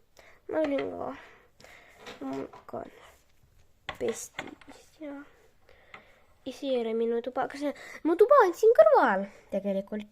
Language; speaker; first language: Estonian; non-native, local second language; Russian